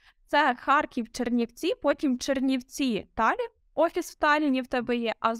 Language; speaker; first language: Ukrainian; native; Ukrainian